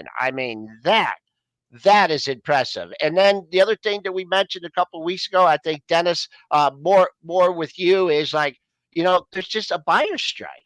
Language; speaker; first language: English; native; English